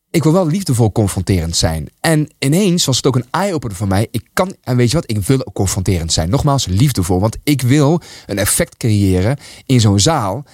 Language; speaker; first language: Dutch; early bilingual, other home language; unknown